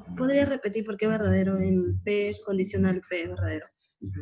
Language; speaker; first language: Spanish; native; Spanish